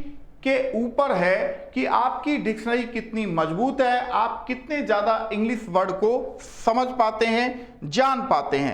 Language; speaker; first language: Hindi; native; Hindi